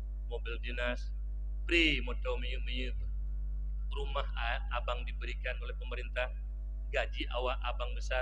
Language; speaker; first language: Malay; non-native, local second language; Achinese